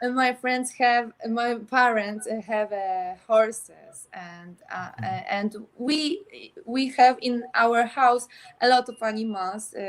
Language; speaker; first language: English; non-native, learner; Polish